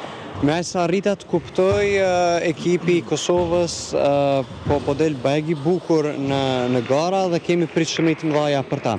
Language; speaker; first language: Albanian; native; Albanian